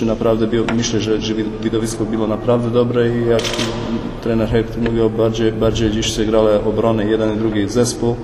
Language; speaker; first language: Polish; non-native, fluent; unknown